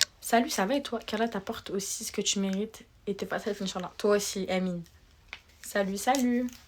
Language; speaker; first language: French; early bilingual, other home language; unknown